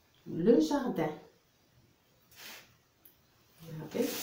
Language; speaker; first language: French; non-native, local second language; Arabic